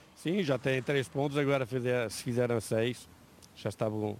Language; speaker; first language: Portuguese; early bilingual, heritage; Portuguese